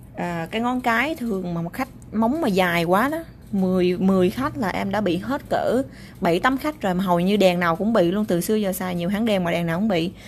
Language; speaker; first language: Vietnamese; native; Vietnamese